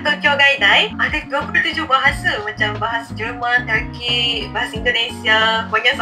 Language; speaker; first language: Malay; non-native, fluent; Japanese